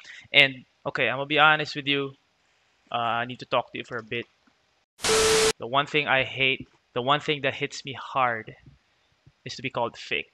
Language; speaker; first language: English; non-native, local second language; Filipino